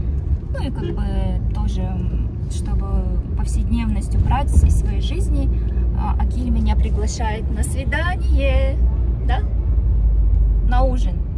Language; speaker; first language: Russian; native; Russian